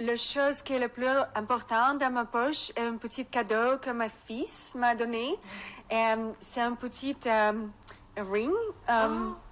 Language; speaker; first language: French; non-native, learner; Russian